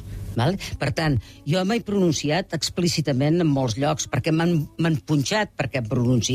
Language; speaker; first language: Catalan; native; Catalan